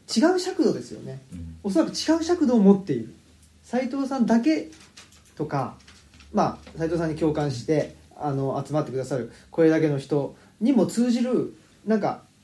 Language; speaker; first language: Japanese; native; Japanese